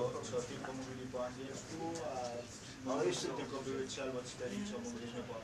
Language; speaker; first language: Polish; non-native, learner; Spanish